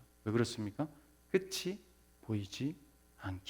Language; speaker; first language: Korean; native; Korean